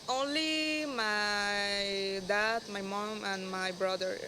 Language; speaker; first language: English; non-native, learner; Spanish